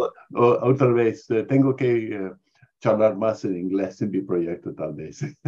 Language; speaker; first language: Spanish; non-native, learner; English